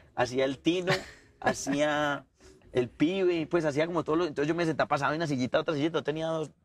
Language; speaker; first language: Spanish; native; Spanish